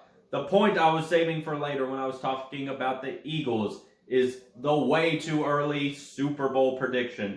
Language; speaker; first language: English; native; English